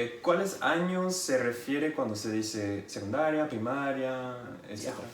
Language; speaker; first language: Spanish; non-native, fluent; English